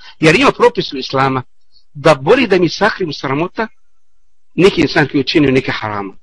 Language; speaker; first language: Bosnian; non-native, learner; Arabic